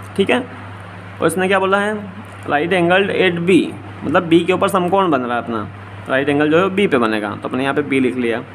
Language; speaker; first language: Hindi; native; Hindi